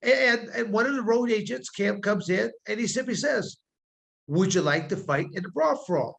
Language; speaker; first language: English; native; English